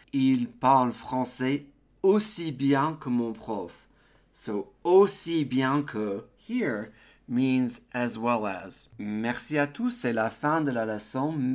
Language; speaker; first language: French; non-native, fluent; English